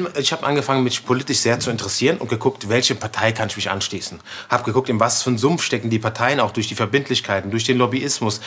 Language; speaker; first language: German; native; German